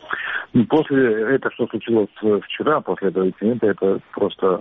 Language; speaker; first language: Russian; non-native, learner; Macedonian